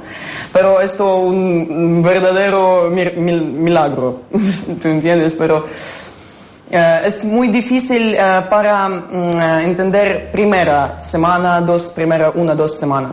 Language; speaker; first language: Spanish; non-native, learner; Ukrainian